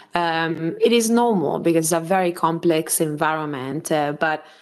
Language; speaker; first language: English; non-native, fluent; Italian